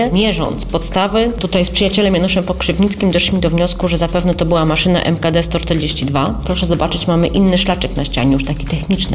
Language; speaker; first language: Polish; native; Polish